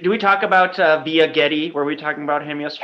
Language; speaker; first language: English; native; English